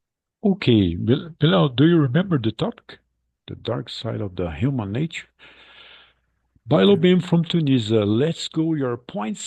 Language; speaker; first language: English; non-native, fluent; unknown